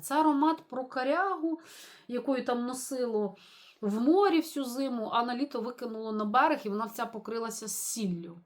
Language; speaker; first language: Ukrainian; native; Ukrainian